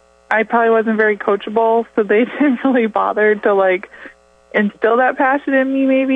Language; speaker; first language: English; native; English